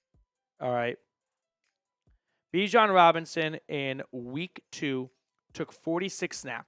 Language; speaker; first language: English; native; English